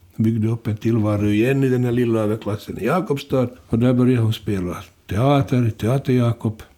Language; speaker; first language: Swedish; native; Swedish